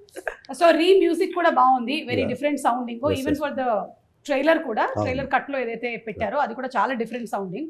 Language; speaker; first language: Telugu; native; Telugu